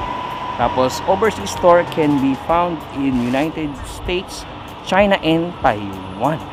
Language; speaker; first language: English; non-native, local second language; Filipino